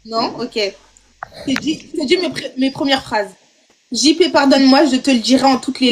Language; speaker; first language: French; native; French